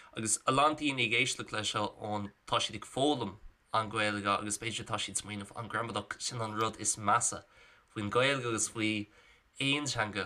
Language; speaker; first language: Irish; non-native, local second language; English